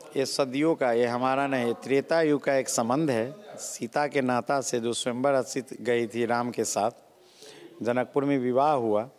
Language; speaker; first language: Hindi; non-native, local second language; Maithili